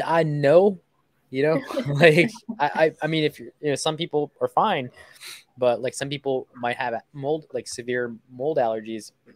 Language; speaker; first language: English; native; English